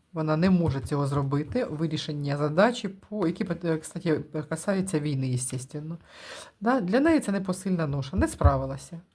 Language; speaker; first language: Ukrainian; non-native, local second language; Russian